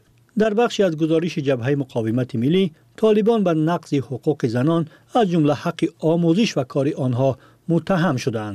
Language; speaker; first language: Persian; native; Persian